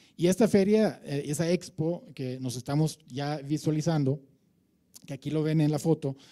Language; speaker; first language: Spanish; non-native, fluent; German